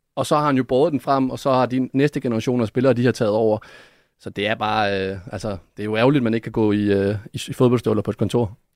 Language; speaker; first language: Danish; early bilingual, other home language; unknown